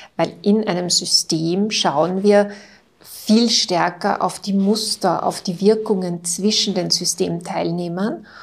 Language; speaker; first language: German; native; German